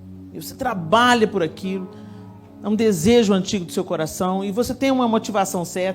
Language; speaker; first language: Portuguese; native; Portuguese